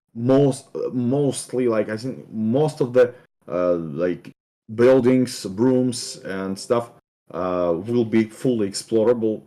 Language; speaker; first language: English; non-native, fluent; Russian